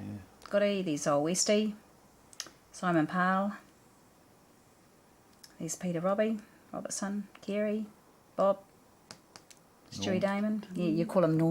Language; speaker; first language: English; native; English